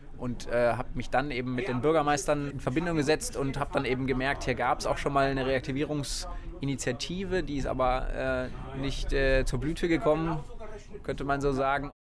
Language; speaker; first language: German; native; German